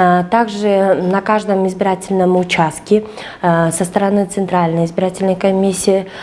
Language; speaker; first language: Russian; non-native, local second language; Kyrgyz